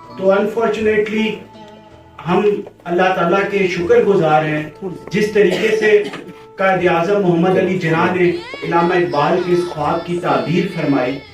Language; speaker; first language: Urdu; native; Urdu